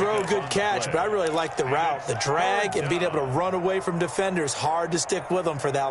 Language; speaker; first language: English; native; English